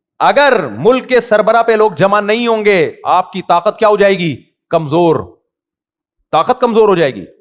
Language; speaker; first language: Urdu; native; Urdu